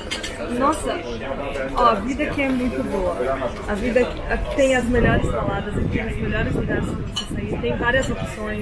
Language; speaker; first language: Portuguese; early bilingual, heritage; Portuguese